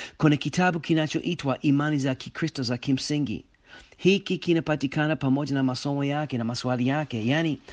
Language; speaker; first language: Swahili; non-native, fluent; English